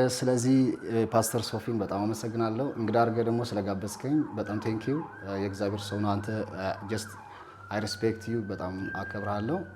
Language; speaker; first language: Amharic; non-native, local second language; Tigrinya